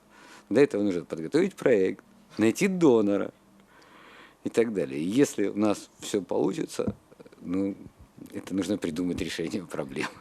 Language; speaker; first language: Russian; native; Russian